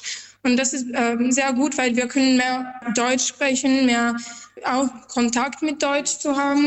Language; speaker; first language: German; non-native, fluent; Albanian